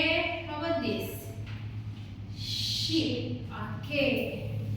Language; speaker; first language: English; non-native, learner; Indonesian